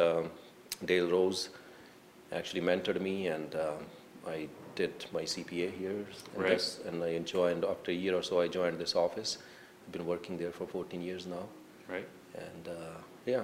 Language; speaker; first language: English; non-native, local second language; Punjabi